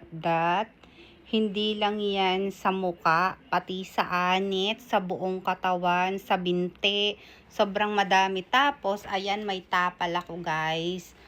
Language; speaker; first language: Filipino; non-native, local second language; Bikol